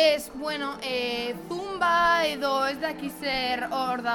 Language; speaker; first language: Basque; non-native, learner; Spanish